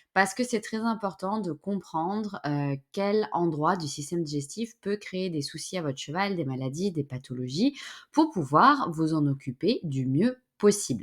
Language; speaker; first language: French; native; French